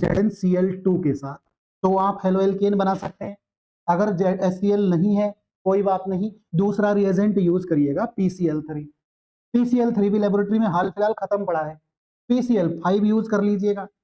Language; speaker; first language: Hindi; native; Hindi